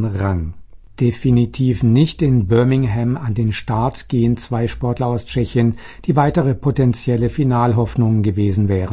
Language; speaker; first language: German; native; German